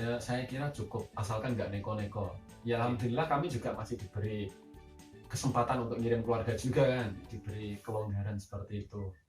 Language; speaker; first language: Indonesian; native; Indonesian